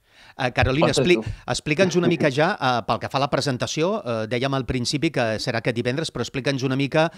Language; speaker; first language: Catalan; native; Catalan